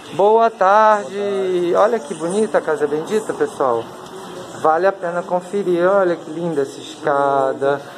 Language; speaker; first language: Portuguese; native; Portuguese